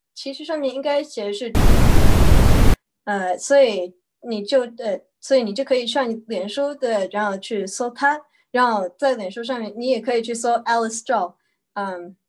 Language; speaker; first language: Chinese; early bilingual, heritage; Chinese